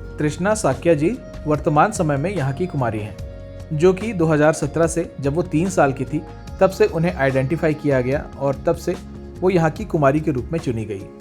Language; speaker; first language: Hindi; native; Hindi